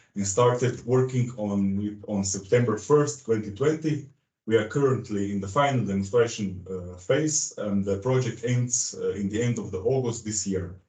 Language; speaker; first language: English; non-native, fluent; Slovenian